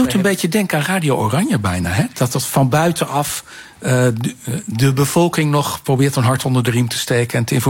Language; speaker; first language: Dutch; native; Dutch